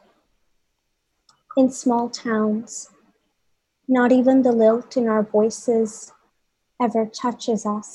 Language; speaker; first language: English; non-native, local second language; Hindi